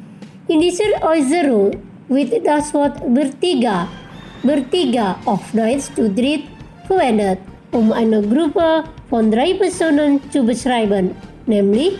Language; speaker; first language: German; non-native, fluent; Indonesian